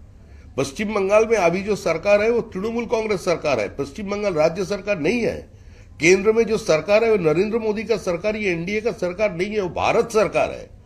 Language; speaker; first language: Hindi; non-native, local second language; Bangla